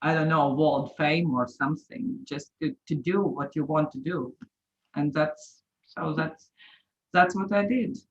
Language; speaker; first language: English; non-native, fluent; Latvian